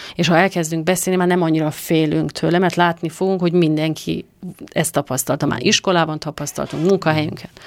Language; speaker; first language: Hungarian; non-native, fluent; Persian